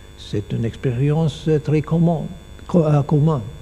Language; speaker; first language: French; non-native, learner; English